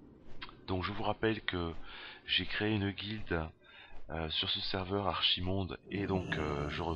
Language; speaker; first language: French; native; French